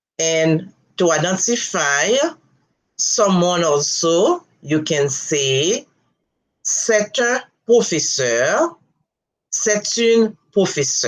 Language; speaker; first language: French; non-native, local second language; Haitian Creole